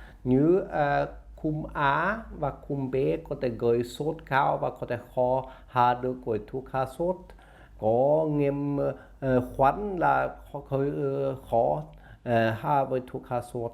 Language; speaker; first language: Vietnamese; non-native, learner; Swedish